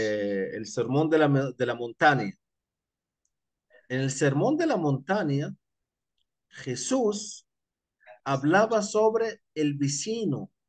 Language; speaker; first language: Spanish; non-native, fluent; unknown